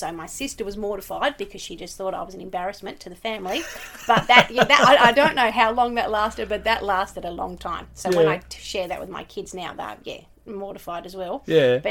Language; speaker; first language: English; native; English